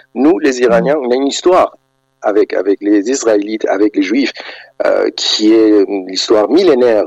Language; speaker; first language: French; non-native, fluent; Persian